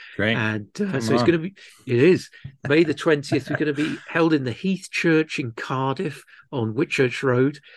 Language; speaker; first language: English; native; English